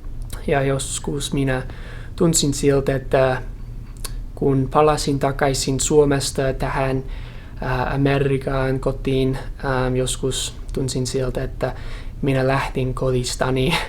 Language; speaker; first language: Finnish; non-native, fluent; English